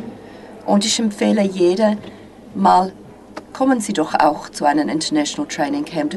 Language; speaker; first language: German; non-native, fluent; English